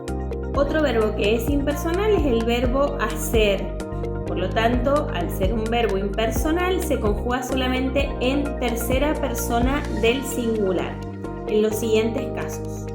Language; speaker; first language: Spanish; native; Spanish